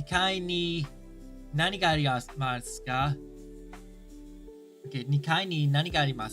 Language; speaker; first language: Japanese; non-native, learner; English